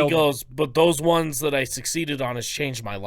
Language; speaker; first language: English; native; English